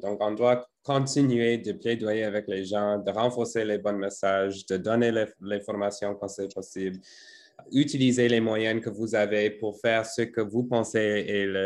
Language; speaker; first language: French; non-native, fluent; English